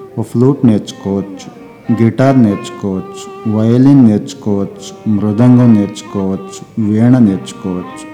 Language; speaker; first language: Telugu; native; Telugu